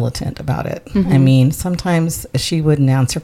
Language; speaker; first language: English; early bilingual, other home language; Spanish